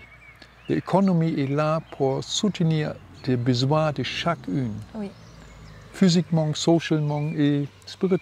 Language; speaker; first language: French; non-native, learner; German